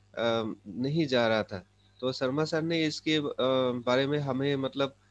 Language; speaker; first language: Hindi; non-native, local second language; Assamese